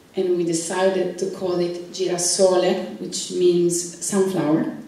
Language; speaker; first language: English; non-native, fluent; Italian